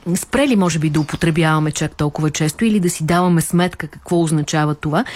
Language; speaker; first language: Bulgarian; native; Bulgarian